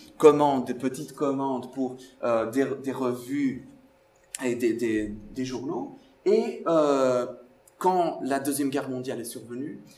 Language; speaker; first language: French; non-native, fluent; Portuguese